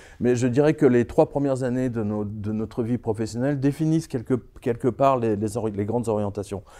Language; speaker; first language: French; early bilingual, other home language; Serbian